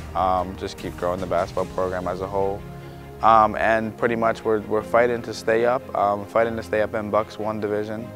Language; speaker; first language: English; native; English